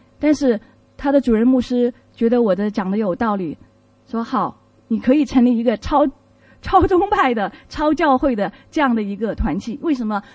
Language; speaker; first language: Chinese; native; Chinese